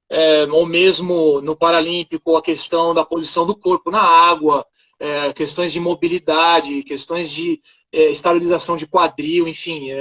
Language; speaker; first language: Portuguese; native; Portuguese